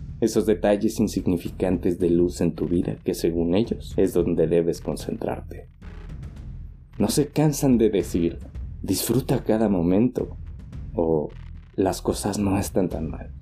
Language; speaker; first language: Spanish; native; Spanish